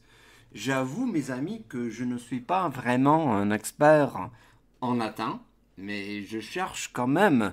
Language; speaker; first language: French; non-native, fluent; English